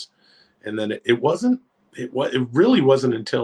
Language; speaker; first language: English; native; English